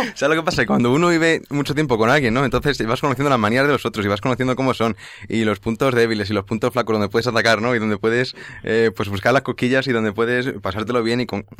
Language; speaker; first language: Spanish; native; Spanish